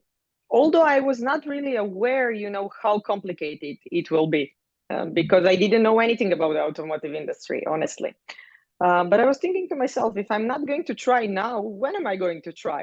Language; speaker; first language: English; non-native, fluent; Croatian